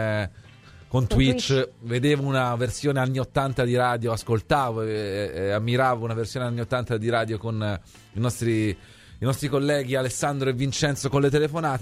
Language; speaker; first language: Italian; native; Italian